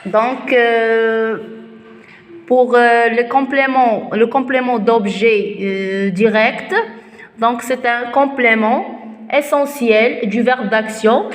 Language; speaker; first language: French; non-native, local second language; Arabic